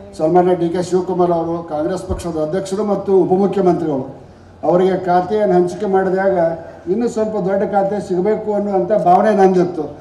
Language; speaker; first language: Kannada; native; Kannada